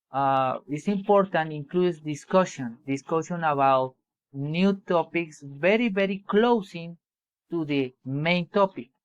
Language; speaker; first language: English; non-native, learner; Spanish